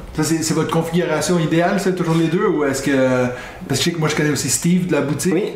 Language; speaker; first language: French; native; French